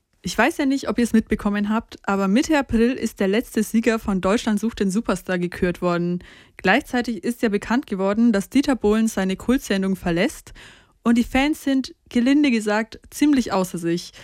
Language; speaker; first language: German; native; German